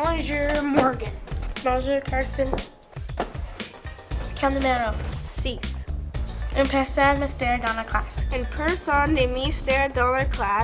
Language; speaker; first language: French; non-native, learner; English